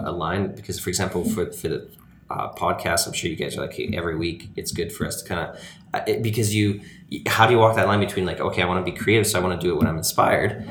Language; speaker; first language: English; early bilingual, other home language; French